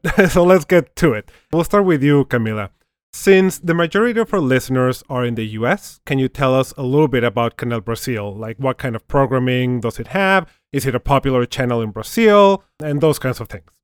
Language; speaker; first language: English; non-native, fluent; Spanish